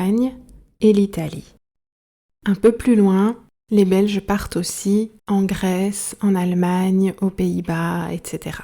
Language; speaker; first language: French; native; French